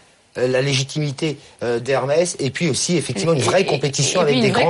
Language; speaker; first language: French; native; French